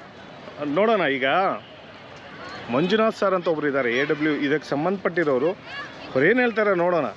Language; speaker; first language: Kannada; native; Kannada